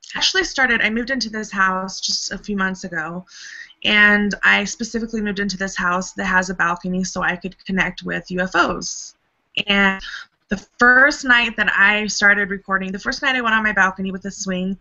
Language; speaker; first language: English; native; English